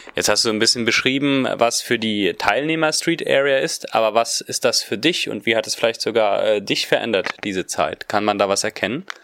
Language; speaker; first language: German; native; German